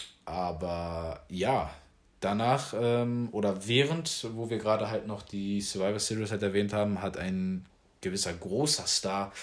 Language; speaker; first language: German; native; German